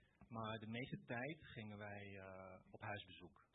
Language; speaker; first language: Dutch; early bilingual, other home language; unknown